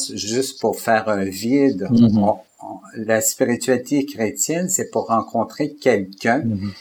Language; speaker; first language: French; native; French